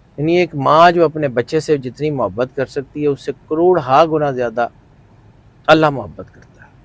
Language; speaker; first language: Urdu; non-native, local second language; Punjabi